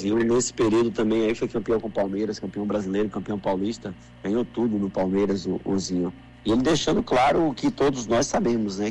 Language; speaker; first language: Portuguese; native; Portuguese